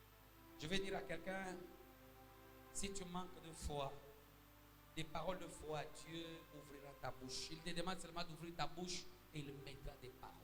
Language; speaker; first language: French; non-native, local second language; Swahili